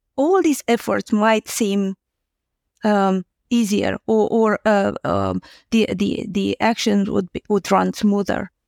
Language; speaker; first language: English; non-native, fluent; Romanian